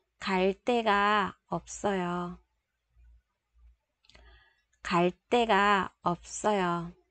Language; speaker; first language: Korean; non-native, fluent; Vietnamese